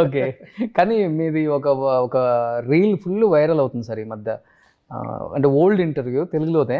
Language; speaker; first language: Telugu; native; Telugu